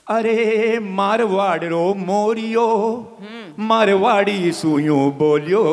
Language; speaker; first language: Hindi; native; Hindi